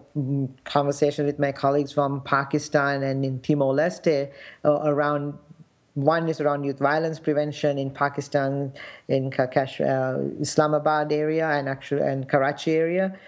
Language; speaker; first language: English; non-native, local second language; Sinhala